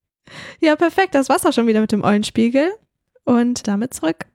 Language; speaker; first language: German; native; German